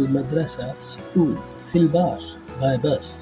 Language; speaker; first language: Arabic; non-native, fluent; Urdu